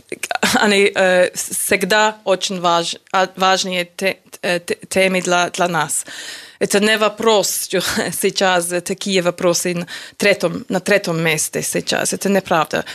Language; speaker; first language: Russian; non-native, learner; English